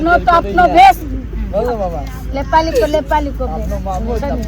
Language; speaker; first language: Nepali; non-native, learner; Hindi